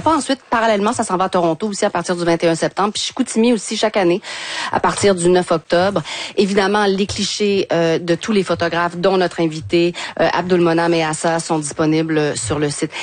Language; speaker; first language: French; native; French